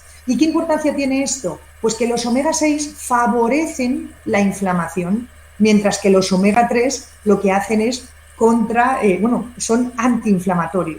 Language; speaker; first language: Spanish; native; Spanish